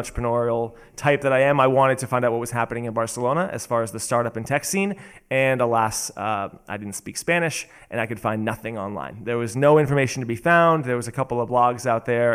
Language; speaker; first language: English; native; English